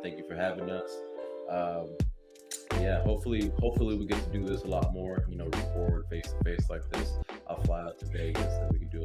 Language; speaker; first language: English; native; English